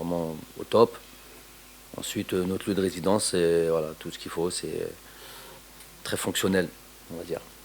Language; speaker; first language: French; native; French